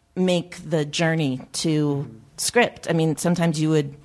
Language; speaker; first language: English; native; English